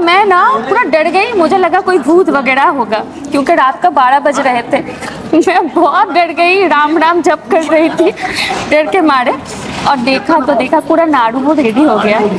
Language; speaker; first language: Hindi; non-native, local second language; Bangla